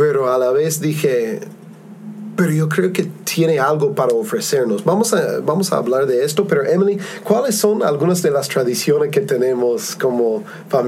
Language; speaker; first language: Spanish; non-native, fluent; English